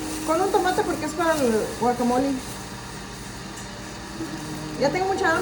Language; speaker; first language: Spanish; early bilingual, heritage; Spanish